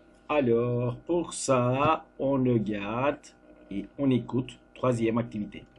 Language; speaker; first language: French; non-native, fluent; Turkish